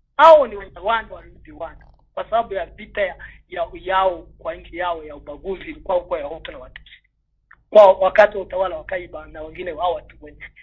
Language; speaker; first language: Swahili; non-native, local second language; Kinyarwanda